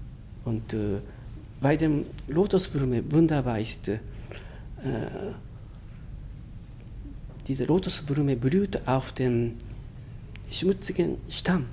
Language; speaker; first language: German; non-native, learner; Japanese